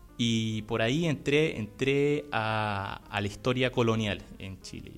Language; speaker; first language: Spanish; native; Spanish